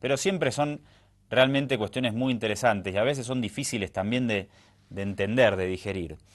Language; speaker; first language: Spanish; native; Spanish